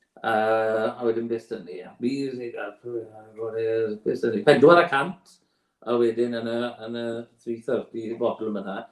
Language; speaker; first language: Welsh; native; Welsh